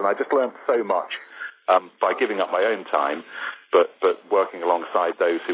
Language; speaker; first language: English; native; English